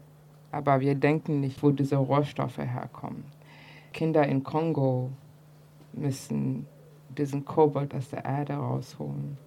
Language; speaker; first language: German; early bilingual, other home language; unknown